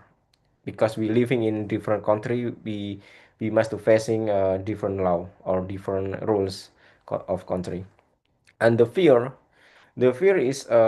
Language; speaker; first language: English; non-native, learner; Indonesian